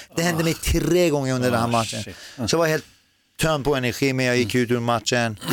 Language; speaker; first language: Swedish; early bilingual, other home language; Persian